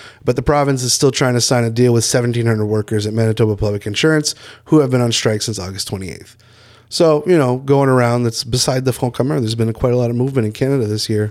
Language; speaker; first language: English; native; English